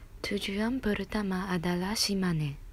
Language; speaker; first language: Indonesian; non-native, learner; Japanese